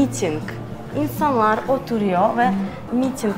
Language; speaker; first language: Turkish; non-native, learner; Russian